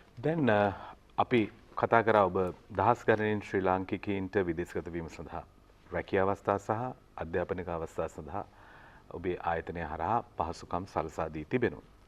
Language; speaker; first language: Sinhala; native; Sinhala